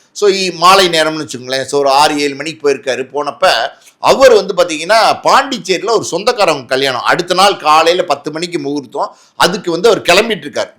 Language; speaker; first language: Tamil; native; Tamil